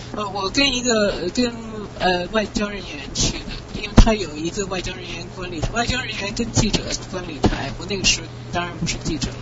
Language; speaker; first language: Chinese; non-native, fluent; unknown